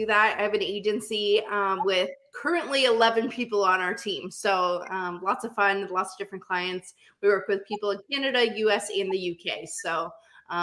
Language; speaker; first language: English; native; English